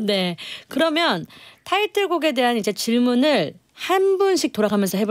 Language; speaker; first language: Korean; native; Korean